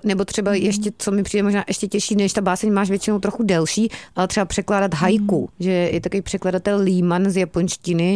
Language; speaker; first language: Czech; native; Czech